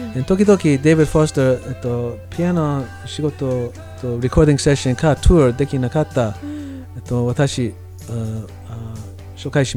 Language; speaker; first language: Japanese; non-native, learner; English